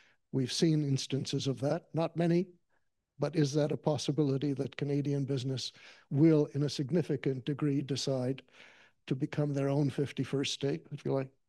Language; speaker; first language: English; native; English